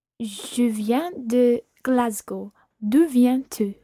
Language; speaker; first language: French; non-native, learner; English